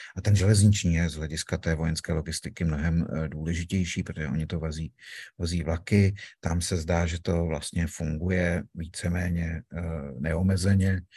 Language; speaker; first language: Czech; native; Czech